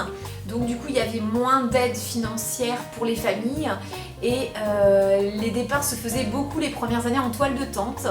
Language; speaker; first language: French; native; French